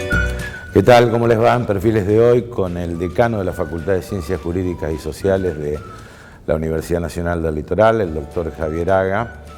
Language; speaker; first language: Spanish; native; Spanish